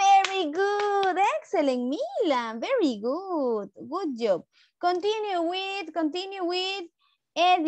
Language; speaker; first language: English; non-native, fluent; Spanish